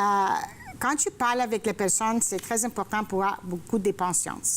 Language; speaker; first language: French; non-native, fluent; Greek